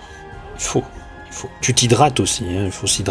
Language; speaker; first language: French; native; French